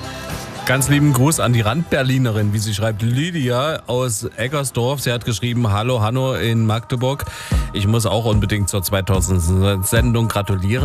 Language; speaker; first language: German; native; German